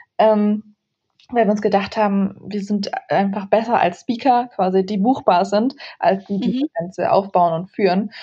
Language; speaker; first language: German; early bilingual, other home language; Central Kurdish